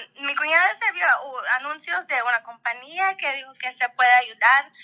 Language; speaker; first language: Spanish; non-native, fluent; Russian